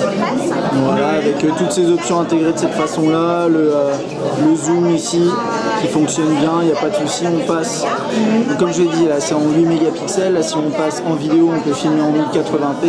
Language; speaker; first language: French; native; French